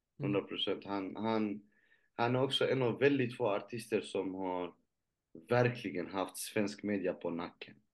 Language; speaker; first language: Swedish; early bilingual, other home language; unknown